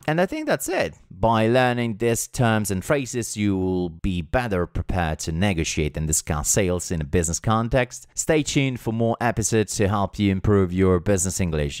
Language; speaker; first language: English; non-native, fluent; Italian